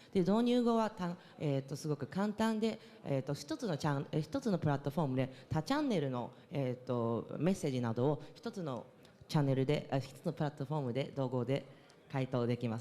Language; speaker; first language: Japanese; non-native, fluent; Chinese